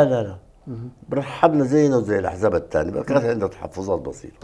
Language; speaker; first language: Arabic; native; Arabic